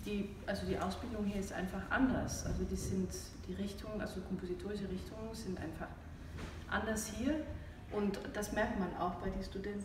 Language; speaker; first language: German; non-native, fluent; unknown